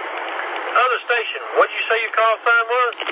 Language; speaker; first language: English; native; English